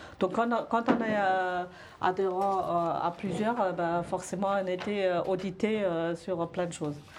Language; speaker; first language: French; non-native, fluent; German